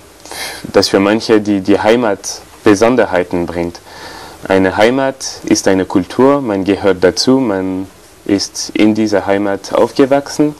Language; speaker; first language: German; non-native, fluent; French